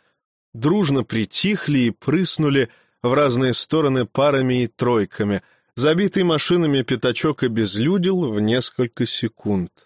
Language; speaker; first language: Russian; native; Russian